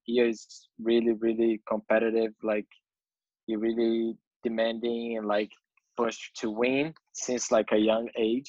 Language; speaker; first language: English; non-native, fluent; Portuguese